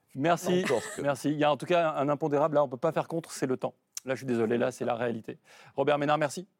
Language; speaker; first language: French; native; French